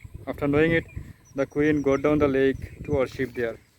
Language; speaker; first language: English; non-native, local second language; Bangla